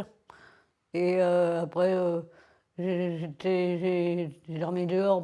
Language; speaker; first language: French; native; French